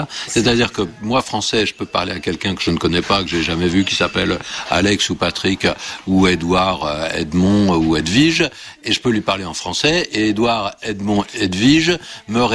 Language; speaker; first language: French; native; French